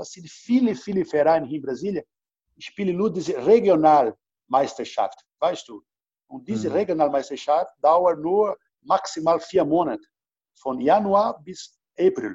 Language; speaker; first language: German; non-native, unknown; Portuguese